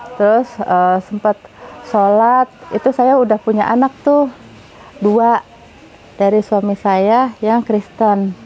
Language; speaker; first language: Indonesian; native; Indonesian